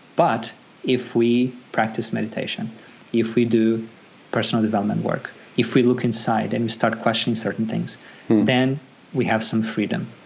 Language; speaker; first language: English; non-native, fluent; Portuguese